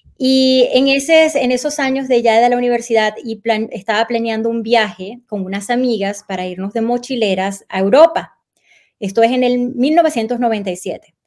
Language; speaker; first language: Spanish; native; Spanish